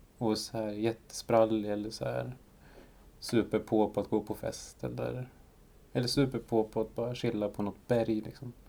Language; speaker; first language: Swedish; early bilingual, other home language; Spanish